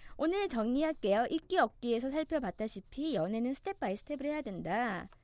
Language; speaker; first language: Korean; native; Korean